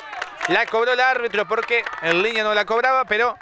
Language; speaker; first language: Spanish; native; Spanish